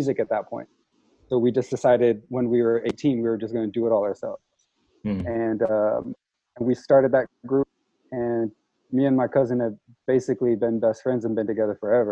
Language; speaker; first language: English; native; English